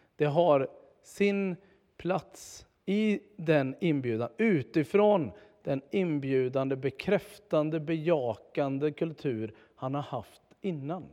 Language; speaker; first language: Swedish; native; Swedish